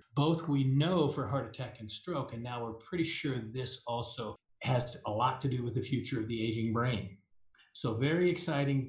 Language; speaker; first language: English; native; English